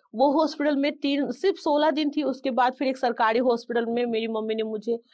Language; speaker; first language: Hindi; non-native, local second language; Bangla